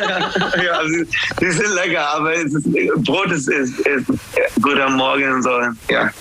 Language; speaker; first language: German; non-native, fluent; English